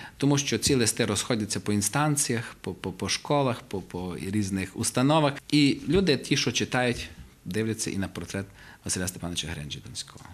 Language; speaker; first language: Ukrainian; native; Ukrainian